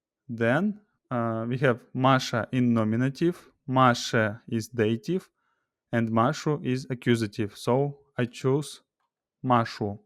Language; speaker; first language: English; non-native, fluent; Russian